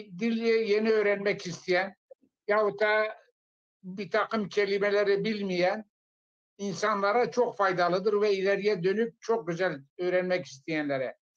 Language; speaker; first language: Turkish; non-native, local second language; Zaza